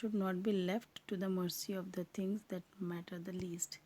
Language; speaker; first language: English; non-native, local second language; Urdu